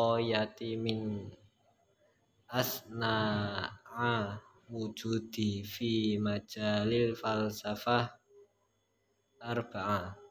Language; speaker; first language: Arabic; non-native, learner; Indonesian